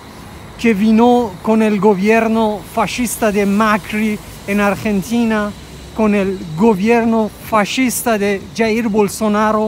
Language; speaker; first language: Spanish; non-native, fluent; Portuguese